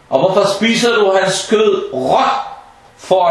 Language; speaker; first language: Danish; non-native, fluent; Arabic